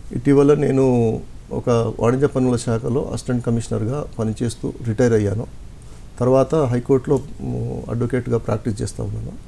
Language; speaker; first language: Telugu; non-native, local second language; Lambadi